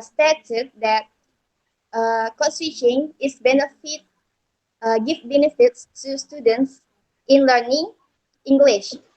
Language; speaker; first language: English; non-native, learner; Indonesian